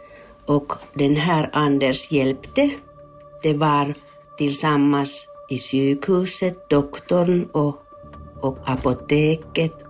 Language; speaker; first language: Swedish; non-native, learner; Finnish